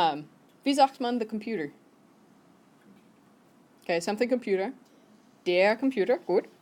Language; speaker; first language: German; non-native, fluent; English